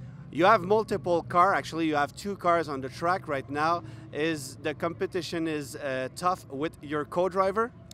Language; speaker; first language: English; non-native, fluent; French